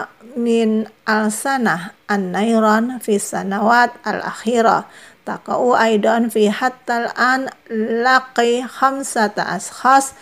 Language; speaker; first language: Arabic; non-native, fluent; Indonesian